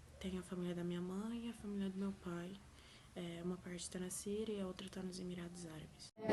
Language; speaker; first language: Portuguese; early bilingual, other home language; Arabic